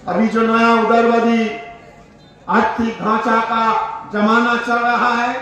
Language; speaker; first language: Hindi; non-native, local second language; Bangla